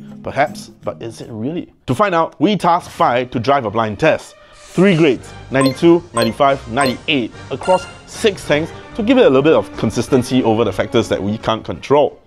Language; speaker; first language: English; native; English